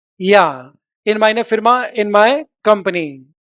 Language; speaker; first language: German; non-native, fluent; Hindi